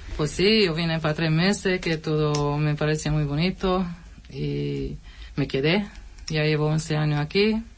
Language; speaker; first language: Spanish; non-native, fluent; Hungarian